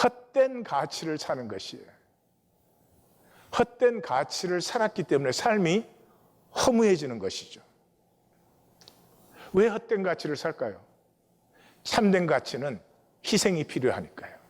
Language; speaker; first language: Korean; native; Korean